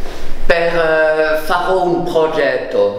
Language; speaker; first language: Italian; non-native, learner; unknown